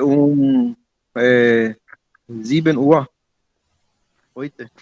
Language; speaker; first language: German; non-native, learner; Spanish